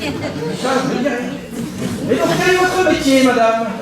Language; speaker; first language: French; native; French